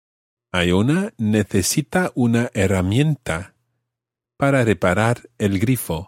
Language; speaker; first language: Spanish; non-native, fluent; English